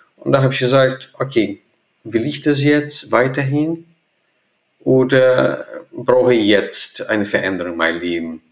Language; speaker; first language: German; non-native, fluent; Portuguese